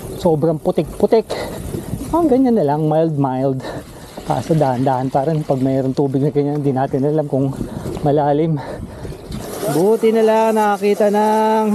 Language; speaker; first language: Filipino; native; Filipino